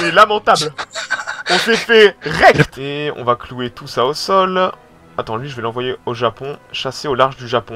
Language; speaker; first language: French; native; French